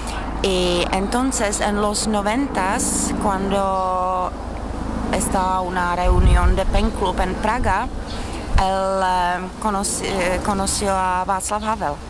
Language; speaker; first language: Spanish; non-native, fluent; Czech